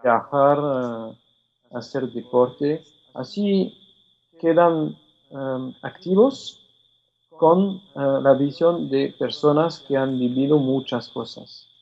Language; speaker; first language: Spanish; non-native, fluent; French